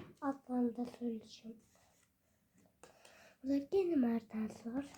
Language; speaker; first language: Turkish; early bilingual, heritage; Turkish